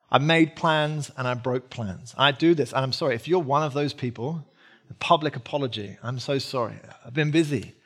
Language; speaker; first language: English; native; English